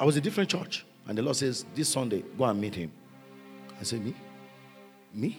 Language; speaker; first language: English; non-native, local second language; Yoruba